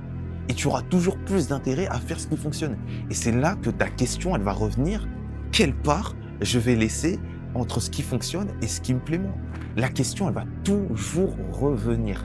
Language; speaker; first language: French; native; French